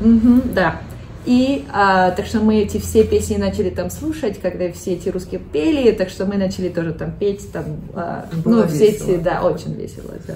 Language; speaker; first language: Russian; early bilingual, heritage; Russian